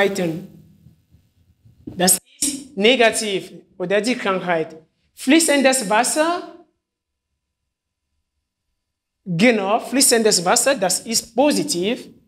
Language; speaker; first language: German; non-native, fluent; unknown